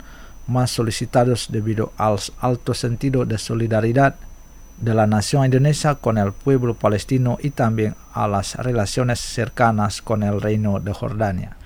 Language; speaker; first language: Spanish; non-native, fluent; Indonesian